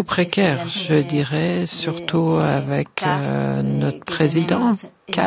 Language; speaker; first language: French; non-native, fluent; Spanish